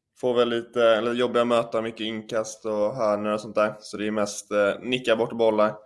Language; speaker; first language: Swedish; native; Swedish